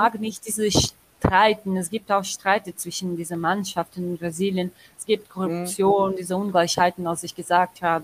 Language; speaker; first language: German; non-native, learner; Portuguese